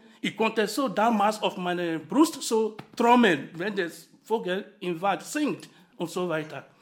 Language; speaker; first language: German; non-native, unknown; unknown